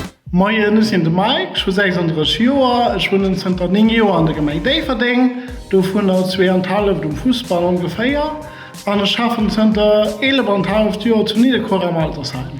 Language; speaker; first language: German; non-native, local second language; Luxembourgish